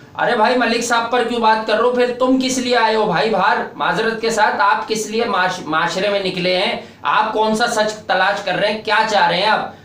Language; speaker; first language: Urdu; native; Urdu